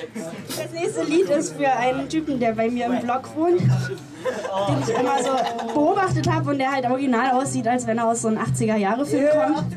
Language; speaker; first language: German; native; German